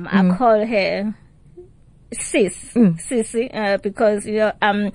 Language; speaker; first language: English; non-native, local second language; Xhosa